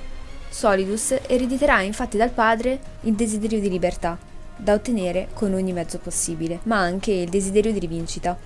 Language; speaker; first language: Italian; native; Italian